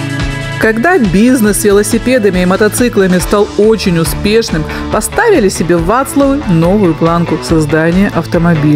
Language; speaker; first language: Russian; native; Russian